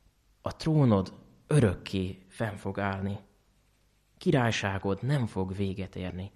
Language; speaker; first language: Hungarian; native; Hungarian